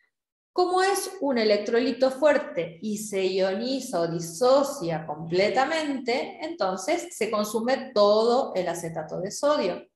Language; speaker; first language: Spanish; native; Spanish